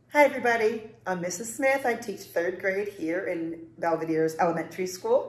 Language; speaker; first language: English; native; English